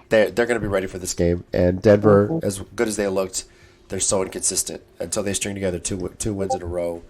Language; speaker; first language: English; native; English